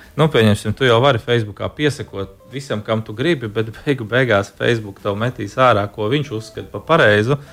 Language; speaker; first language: Latvian; native; Latvian